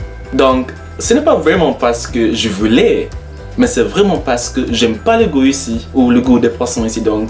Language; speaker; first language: French; non-native, learner; English